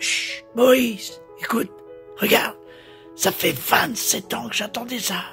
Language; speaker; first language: French; native; French